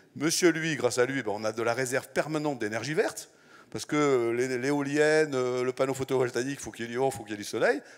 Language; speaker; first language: French; native; French